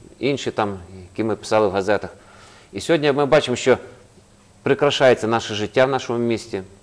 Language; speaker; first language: Ukrainian; native; Ukrainian